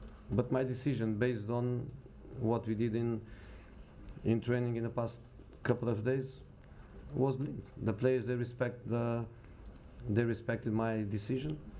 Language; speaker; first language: English; non-native, fluent; Portuguese